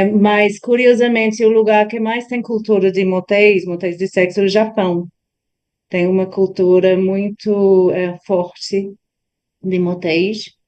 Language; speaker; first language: Portuguese; non-native, fluent; English